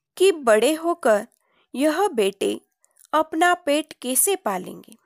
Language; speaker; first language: Hindi; non-native, local second language; Marathi